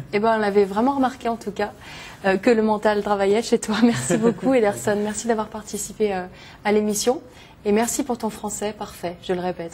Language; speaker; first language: French; native; French